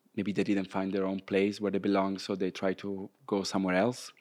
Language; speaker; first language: English; non-native, fluent; Italian